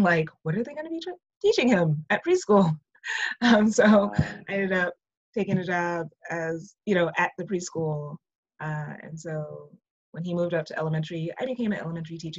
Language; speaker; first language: English; native; English